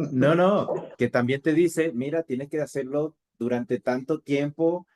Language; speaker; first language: Spanish; native; Spanish